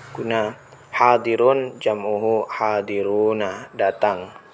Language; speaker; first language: Indonesian; native; Indonesian